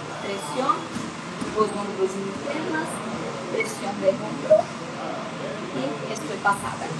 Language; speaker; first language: Spanish; non-native, learner; Portuguese